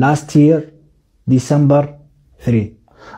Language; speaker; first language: English; non-native, local second language; Somali